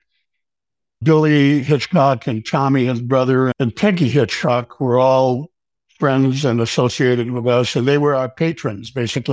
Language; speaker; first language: English; native; English